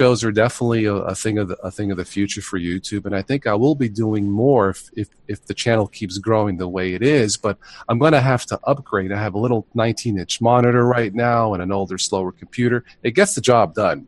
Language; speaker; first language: English; native; English